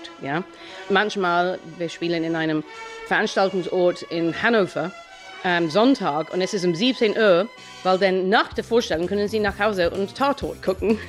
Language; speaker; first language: German; non-native, fluent; English